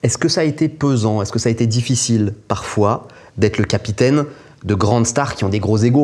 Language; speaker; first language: French; native; French